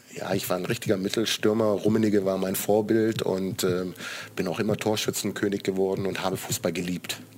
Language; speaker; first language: German; early bilingual, other home language; Croatian